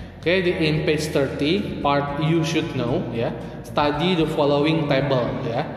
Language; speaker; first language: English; non-native, fluent; Indonesian